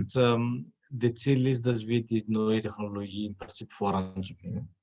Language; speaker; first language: German; non-native, fluent; Greek